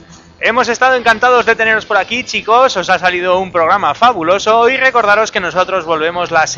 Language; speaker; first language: Spanish; native; Spanish